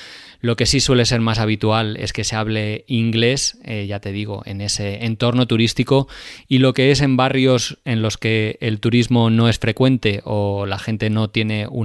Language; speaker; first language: Spanish; native; Spanish